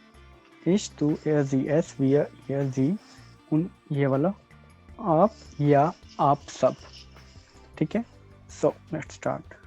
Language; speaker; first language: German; non-native, fluent; Urdu